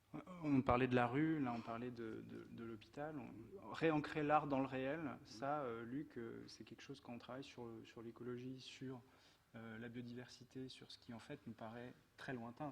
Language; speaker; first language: French; native; French